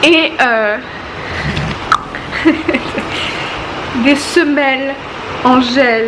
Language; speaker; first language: French; native; French